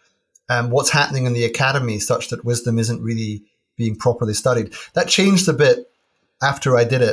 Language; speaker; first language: English; native; English